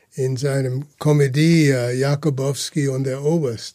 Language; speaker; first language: German; early bilingual, heritage; German